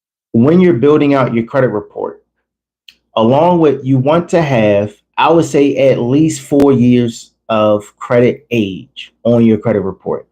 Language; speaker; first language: English; native; English